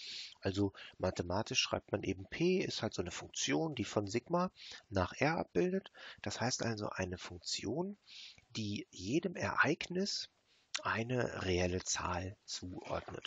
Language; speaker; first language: German; native; German